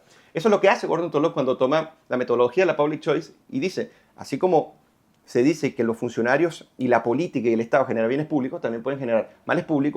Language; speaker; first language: Spanish; native; Spanish